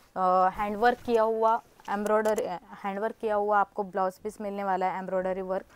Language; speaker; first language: Hindi; non-native, local second language; Marathi